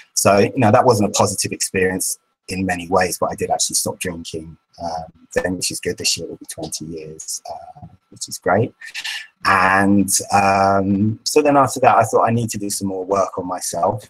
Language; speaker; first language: English; native; English